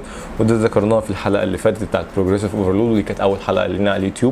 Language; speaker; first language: Arabic; native; Arabic